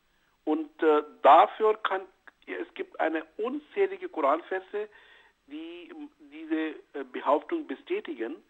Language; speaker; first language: German; non-native, fluent; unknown